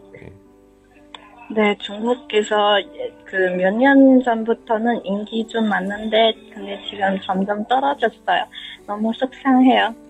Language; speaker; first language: Korean; non-native, learner; Chinese